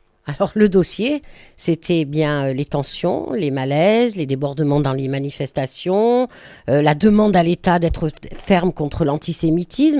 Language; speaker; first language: French; native; French